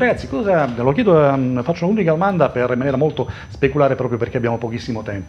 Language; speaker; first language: Italian; native; Italian